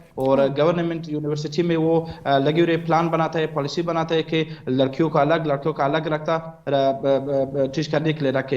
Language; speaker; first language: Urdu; non-native, fluent; Persian